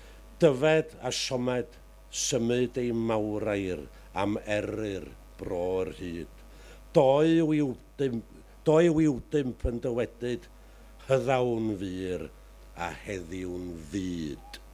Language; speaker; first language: Welsh; native; Welsh